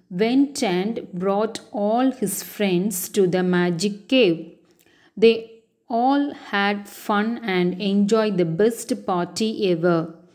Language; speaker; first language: English; non-native, local second language; Tamil